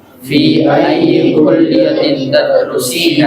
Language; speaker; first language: Arabic; non-native, learner; Filipino